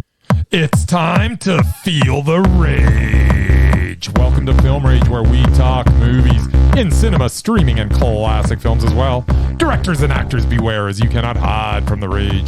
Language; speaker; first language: English; native; English